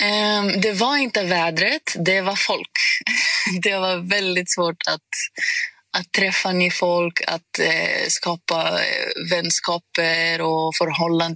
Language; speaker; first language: Swedish; non-native, fluent; Greek